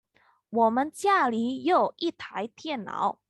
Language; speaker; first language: Chinese; non-native, fluent; Indonesian